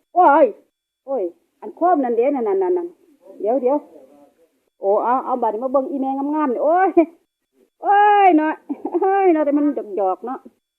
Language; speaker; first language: Thai; native; Thai